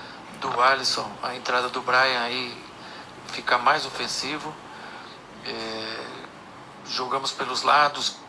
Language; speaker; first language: Portuguese; native; Portuguese